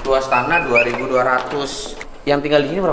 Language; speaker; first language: Indonesian; native; Indonesian